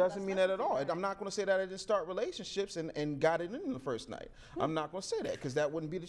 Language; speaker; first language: English; native; English